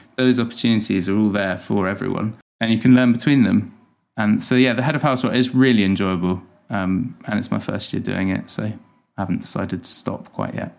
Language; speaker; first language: English; native; English